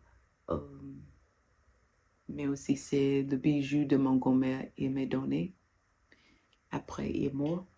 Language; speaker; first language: French; non-native, learner; English